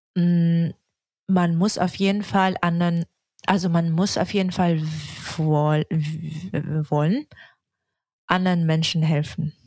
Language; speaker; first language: German; non-native, fluent; Russian